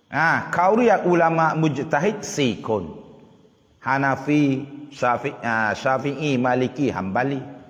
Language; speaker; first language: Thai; native; Thai